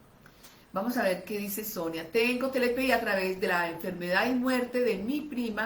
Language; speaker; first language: Spanish; native; Spanish